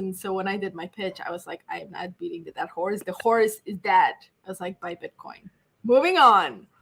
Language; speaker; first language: English; native; English